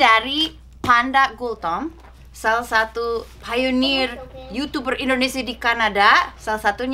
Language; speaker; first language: Indonesian; non-native, fluent; English